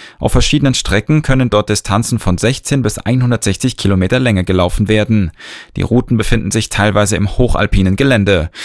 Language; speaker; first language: German; native; German